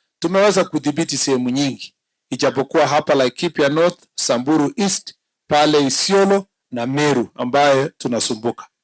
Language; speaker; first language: Swahili; non-native, local second language; Kalenjin